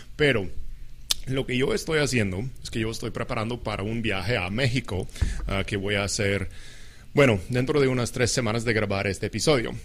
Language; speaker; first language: Spanish; non-native, fluent; English